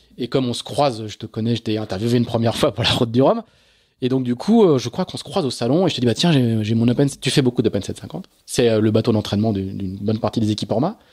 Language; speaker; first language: French; native; French